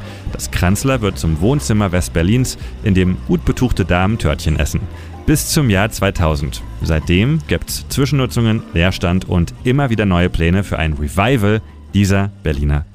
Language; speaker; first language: German; native; German